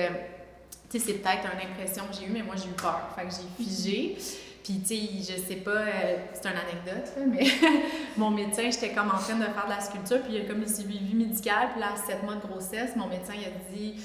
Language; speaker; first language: French; native; French